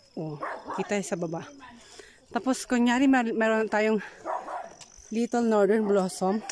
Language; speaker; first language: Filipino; non-native, local second language; Iloko